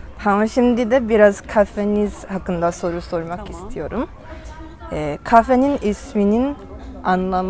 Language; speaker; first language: Turkish; early bilingual, heritage; Turkish